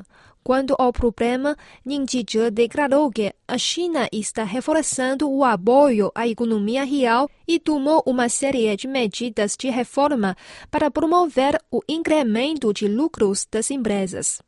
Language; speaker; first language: Portuguese; non-native, fluent; Chinese